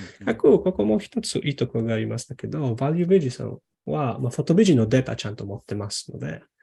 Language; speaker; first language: Japanese; non-native, fluent; Polish